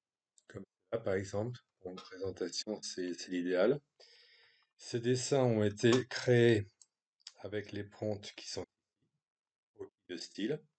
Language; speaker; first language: French; native; French